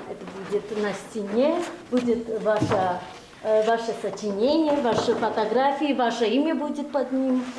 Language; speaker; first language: Russian; non-native, fluent; Armenian